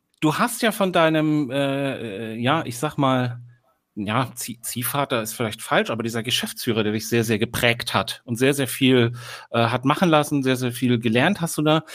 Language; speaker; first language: German; native; German